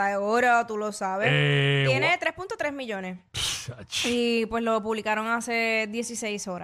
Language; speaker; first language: Spanish; native; Spanish